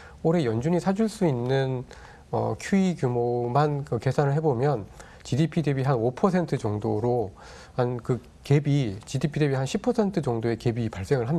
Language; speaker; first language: Korean; native; Korean